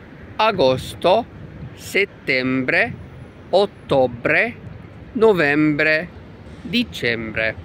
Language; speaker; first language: Italian; non-native, fluent; Arabic